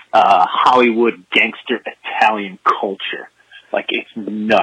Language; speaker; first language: English; native; English